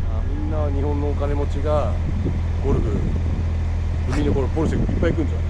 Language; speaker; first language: Japanese; native; Japanese